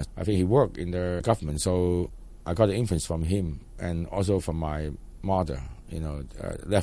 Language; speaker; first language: English; non-native, local second language; Cantonese